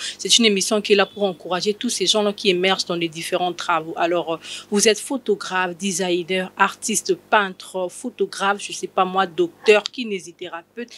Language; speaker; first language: French; non-native, local second language; Lingala